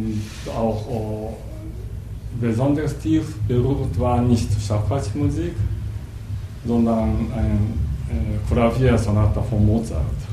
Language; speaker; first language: German; non-native, learner; Japanese